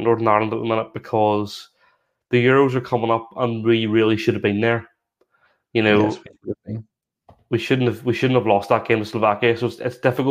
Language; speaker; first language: English; native; English